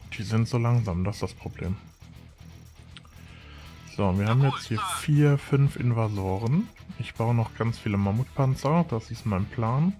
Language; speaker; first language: German; native; German